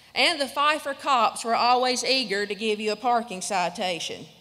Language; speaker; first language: English; native; English